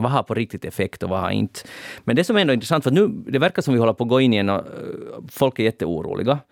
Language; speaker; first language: Swedish; native; Swedish